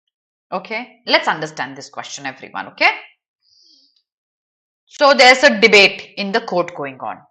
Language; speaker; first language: English; non-native, local second language; Hindi